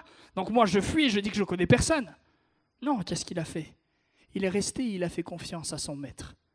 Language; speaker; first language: French; native; French